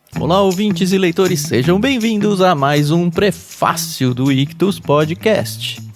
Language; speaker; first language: Portuguese; native; Portuguese